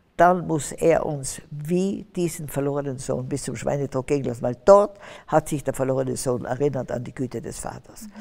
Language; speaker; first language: German; native; German